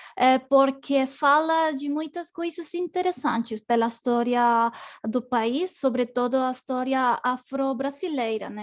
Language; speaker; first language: Portuguese; non-native, learner; Spanish